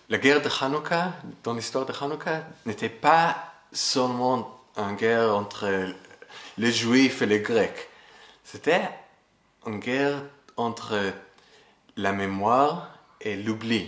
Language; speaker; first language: French; non-native, fluent; English